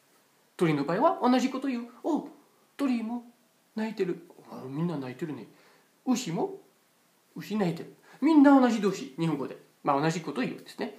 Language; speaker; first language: Japanese; non-native, fluent; French